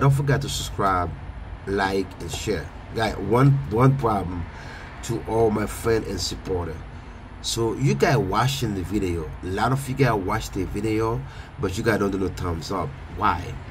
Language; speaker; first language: English; non-native, fluent; Haitian Creole